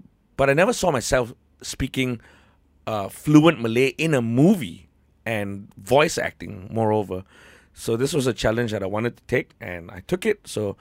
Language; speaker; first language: English; native; English